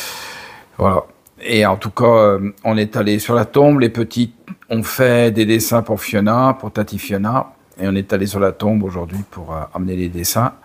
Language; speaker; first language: French; native; French